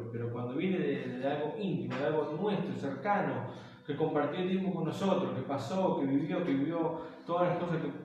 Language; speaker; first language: Spanish; native; Spanish